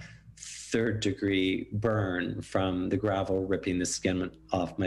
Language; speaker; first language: English; native; English